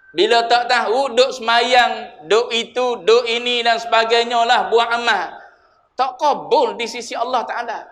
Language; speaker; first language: Malay; native; Malay